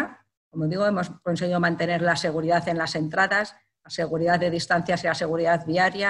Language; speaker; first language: Spanish; native; Spanish